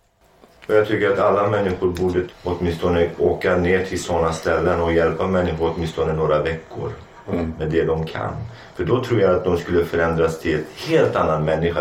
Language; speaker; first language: Swedish; non-native, fluent; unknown